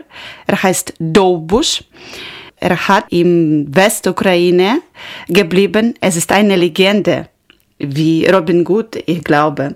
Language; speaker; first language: German; non-native, learner; Ukrainian